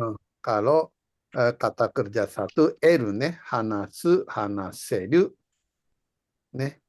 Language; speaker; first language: Indonesian; non-native, fluent; Japanese